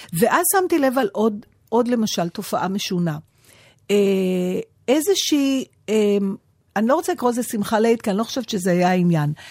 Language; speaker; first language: Hebrew; native; Hebrew